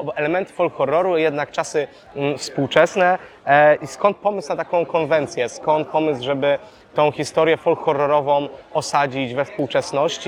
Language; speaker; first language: Polish; native; Polish